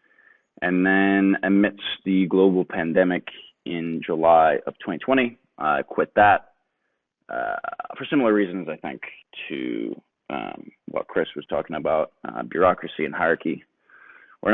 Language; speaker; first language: English; native; English